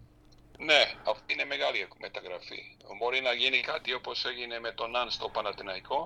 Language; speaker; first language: Greek; non-native, fluent; Serbian